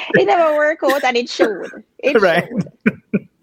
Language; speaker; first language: English; non-native, local second language; Jamaican Creole English